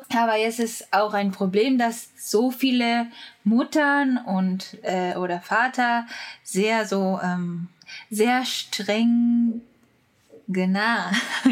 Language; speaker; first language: German; non-native, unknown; Japanese